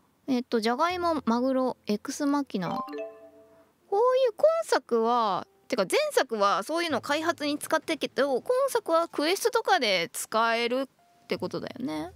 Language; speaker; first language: Japanese; native; Japanese